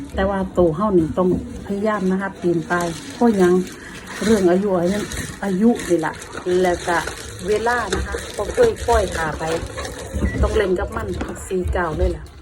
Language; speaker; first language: Thai; non-native, local second language; Northeastern Thai